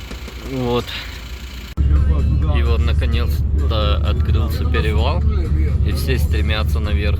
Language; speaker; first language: Russian; native; Russian